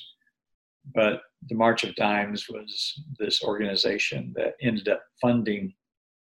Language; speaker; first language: English; native; English